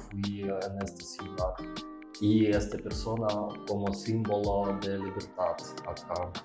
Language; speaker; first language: Spanish; non-native, learner; Russian